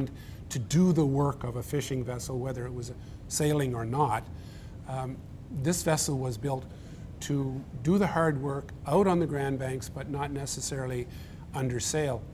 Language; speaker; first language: English; native; English